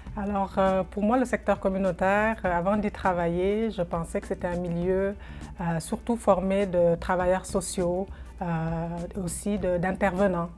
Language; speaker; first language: French; non-native, local second language; Wolof